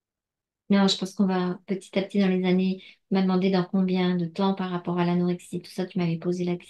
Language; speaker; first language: French; native; French